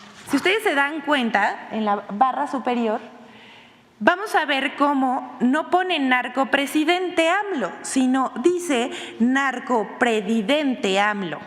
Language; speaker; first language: Spanish; native; Spanish